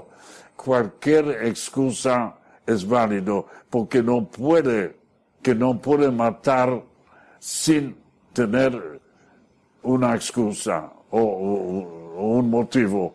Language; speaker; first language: Spanish; non-native, fluent; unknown